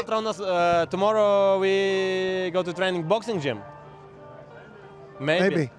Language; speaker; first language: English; non-native, learner; Ukrainian